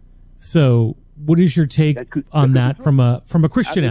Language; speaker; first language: English; native; English